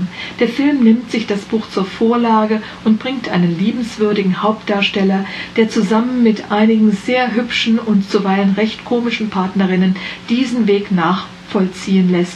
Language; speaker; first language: German; native; German